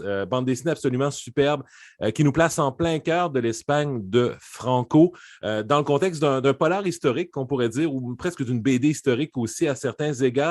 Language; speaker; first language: French; native; French